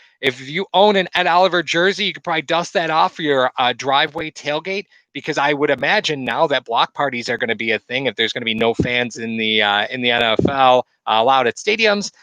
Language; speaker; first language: English; native; English